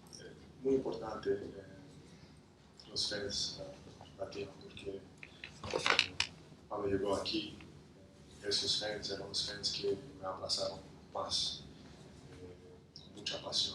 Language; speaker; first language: Spanish; non-native, fluent; English